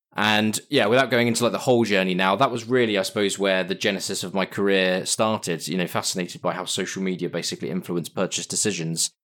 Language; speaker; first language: English; native; English